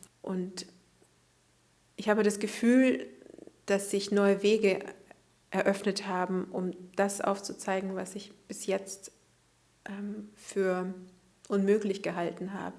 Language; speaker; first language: German; early bilingual, other home language; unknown